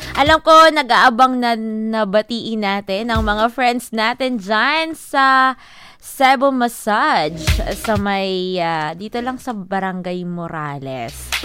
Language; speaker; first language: Filipino; non-native, local second language; Hiligaynon